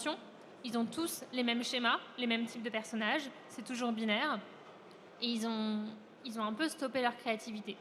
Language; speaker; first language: French; native; French